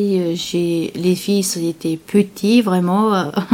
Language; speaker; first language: French; non-native, learner; Chechen